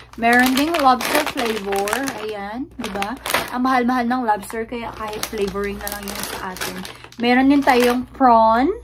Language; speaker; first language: Filipino; non-native, local second language; Hiligaynon